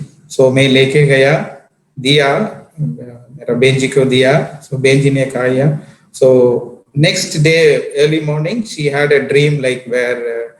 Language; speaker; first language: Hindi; non-native, local second language; Tamil